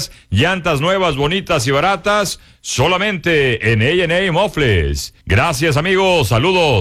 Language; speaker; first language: Spanish; native; Spanish